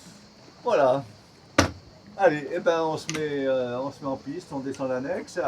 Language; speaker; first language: French; native; French